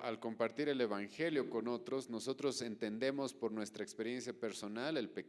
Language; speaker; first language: Spanish; native; Spanish